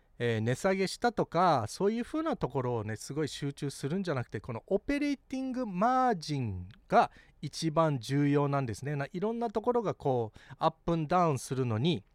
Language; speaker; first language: Japanese; early bilingual, heritage; Japanese